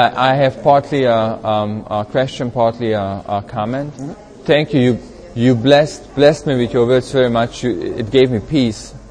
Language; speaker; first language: English; non-native, learner; Hungarian